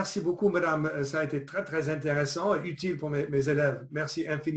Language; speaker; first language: French; non-native, fluent; English